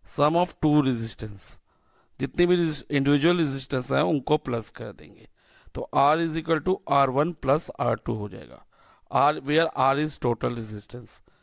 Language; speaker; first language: Hindi; native; Hindi